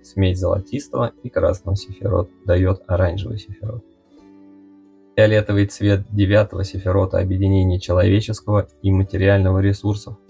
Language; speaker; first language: Russian; native; Russian